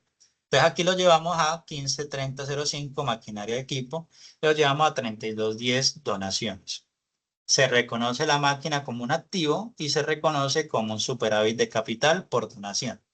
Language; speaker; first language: Spanish; native; Spanish